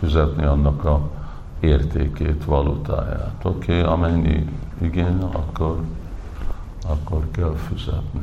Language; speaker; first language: Hungarian; early bilingual, heritage; English